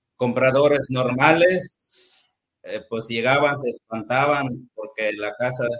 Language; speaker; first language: Spanish; native; Spanish